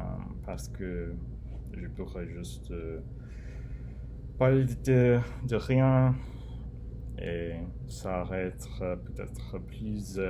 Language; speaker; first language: French; non-native, learner; English